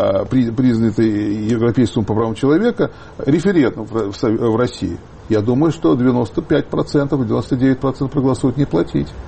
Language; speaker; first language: Russian; native; Russian